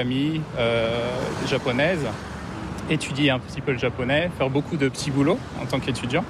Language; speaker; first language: French; native; French